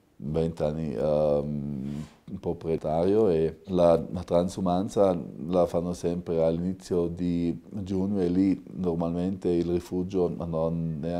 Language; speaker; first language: Italian; non-native, local second language; German